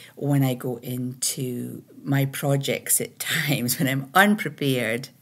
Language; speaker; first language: English; native; English